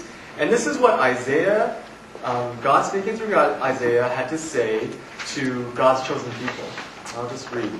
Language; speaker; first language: English; native; English